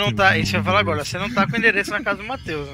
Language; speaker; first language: Portuguese; native; Portuguese